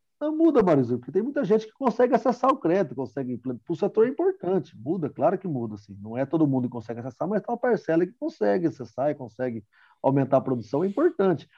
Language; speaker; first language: Portuguese; native; Portuguese